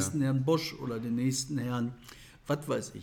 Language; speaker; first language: German; native; German